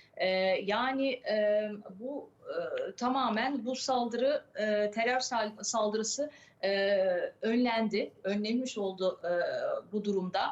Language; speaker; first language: Turkish; early bilingual, other home language; French